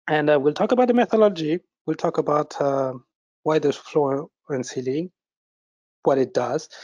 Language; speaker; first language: English; early bilingual, other home language; French